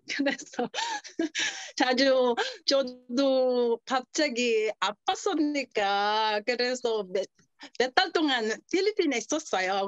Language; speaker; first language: Korean; non-native, learner; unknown